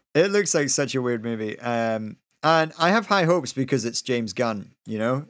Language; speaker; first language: English; native; English